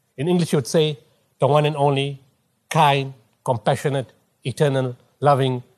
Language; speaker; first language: English; native; English